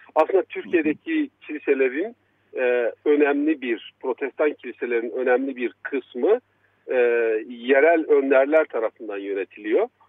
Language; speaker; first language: Turkish; native; Turkish